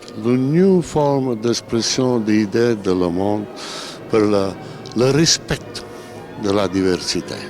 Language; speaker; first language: French; non-native, learner; Italian